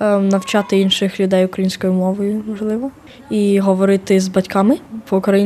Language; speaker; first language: Ukrainian; early bilingual, heritage; Ukrainian